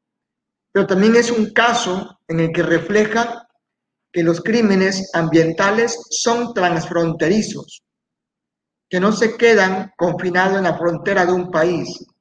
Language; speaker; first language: Spanish; native; Spanish